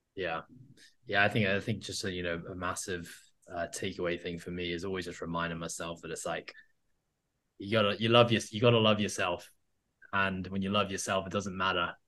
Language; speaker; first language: English; native; English